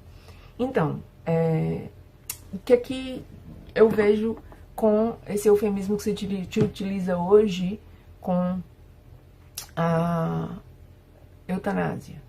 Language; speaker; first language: Portuguese; non-native, fluent; Spanish